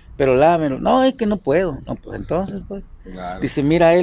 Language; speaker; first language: Spanish; native; Spanish